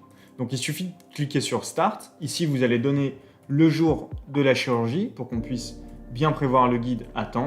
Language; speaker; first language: French; native; French